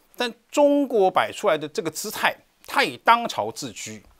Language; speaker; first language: Chinese; native; Chinese